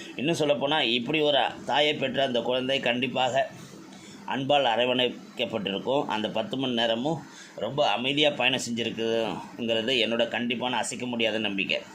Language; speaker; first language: Tamil; native; Tamil